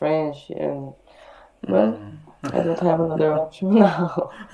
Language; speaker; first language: English; non-native, learner; Portuguese